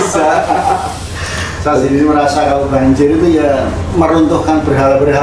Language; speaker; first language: Indonesian; native; Indonesian